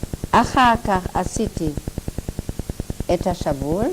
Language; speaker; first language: Hebrew; non-native, fluent; German